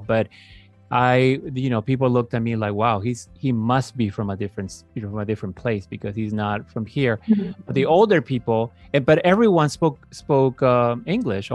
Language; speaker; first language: English; native; English